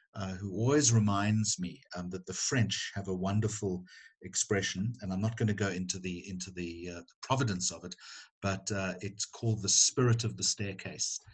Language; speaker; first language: English; native; English